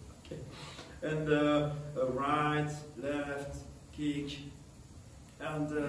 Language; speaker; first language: English; non-native, learner; French